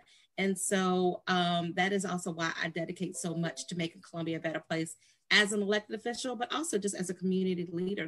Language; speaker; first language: English; native; English